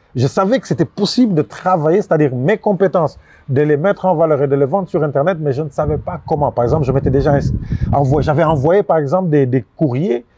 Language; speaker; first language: French; non-native, local second language; Wolof